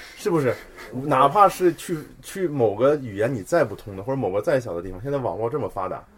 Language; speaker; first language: Chinese; native; Chinese